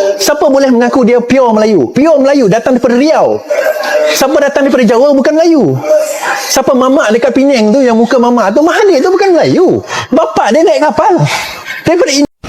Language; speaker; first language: Malay; non-native, local second language; Chinese